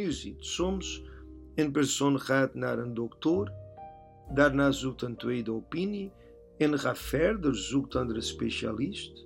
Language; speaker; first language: Dutch; non-native, learner; Portuguese